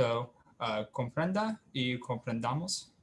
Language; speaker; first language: Spanish; non-native, learner; English